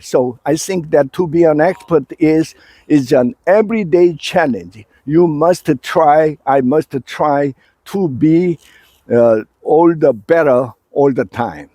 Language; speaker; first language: English; non-native, fluent; Korean